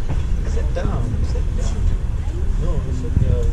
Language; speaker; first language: English; non-native, local second language; Urdu